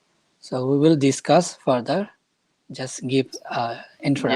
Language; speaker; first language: English; non-native, fluent; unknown